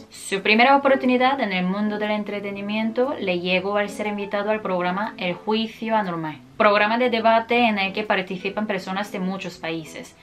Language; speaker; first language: Spanish; non-native, fluent; Korean